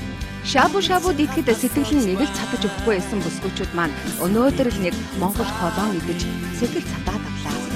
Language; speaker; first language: Mongolian; native; Mongolian